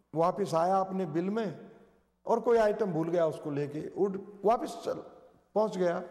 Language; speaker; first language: Hindi; native; Hindi